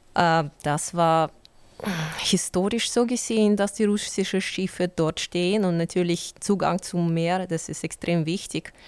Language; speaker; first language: German; non-native, fluent; Ukrainian